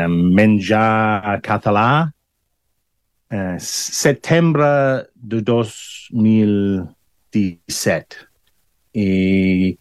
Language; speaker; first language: Catalan; non-native, learner; English